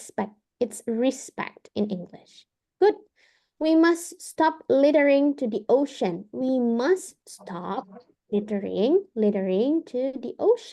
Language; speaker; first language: English; non-native, fluent; Indonesian